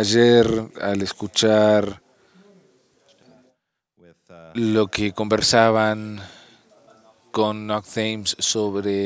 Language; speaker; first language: Spanish; non-native, fluent; English